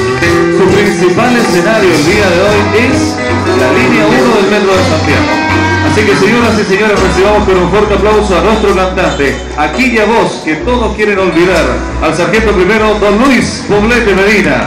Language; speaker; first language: Spanish; native; Spanish